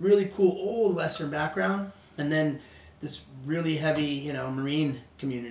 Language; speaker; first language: English; non-native, fluent; Swedish